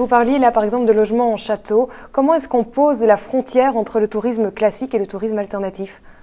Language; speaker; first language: French; native; French